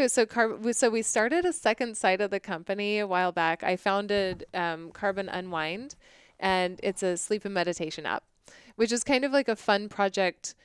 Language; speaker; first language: English; native; English